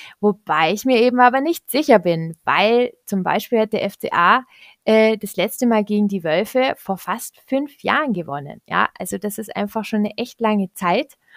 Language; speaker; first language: German; native; German